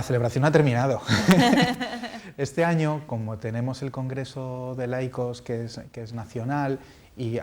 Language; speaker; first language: Spanish; native; Spanish